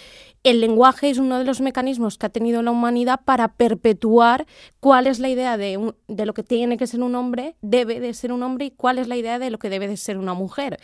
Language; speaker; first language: Spanish; native; Spanish